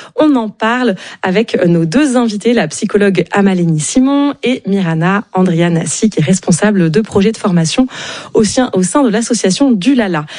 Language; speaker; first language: French; native; French